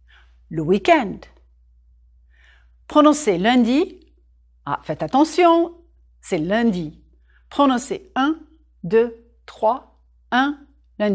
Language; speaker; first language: French; non-native, fluent; English